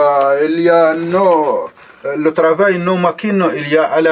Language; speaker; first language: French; non-native, learner; Arabic